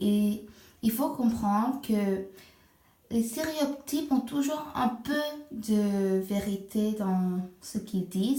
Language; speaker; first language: French; non-native, fluent; English